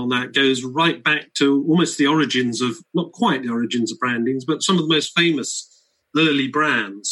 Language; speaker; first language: English; native; English